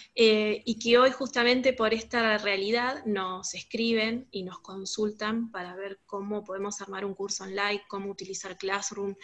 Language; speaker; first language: Spanish; native; Spanish